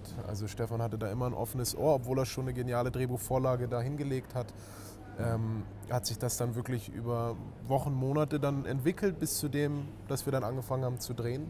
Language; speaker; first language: German; native; German